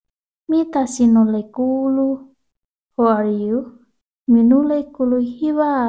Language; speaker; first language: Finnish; non-native, learner; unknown